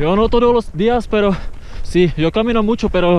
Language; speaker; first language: Spanish; non-native, learner; Czech